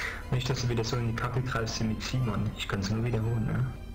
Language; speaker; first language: German; native; German